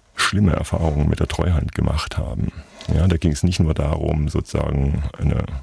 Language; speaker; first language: German; native; German